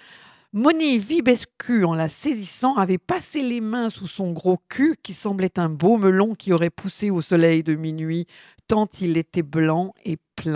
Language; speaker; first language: French; native; French